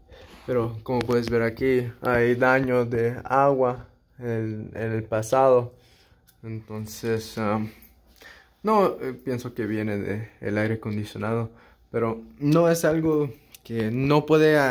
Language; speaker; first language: Spanish; early bilingual, heritage; English